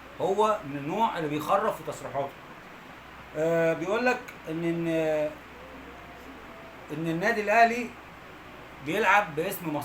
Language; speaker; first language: Arabic; native; Arabic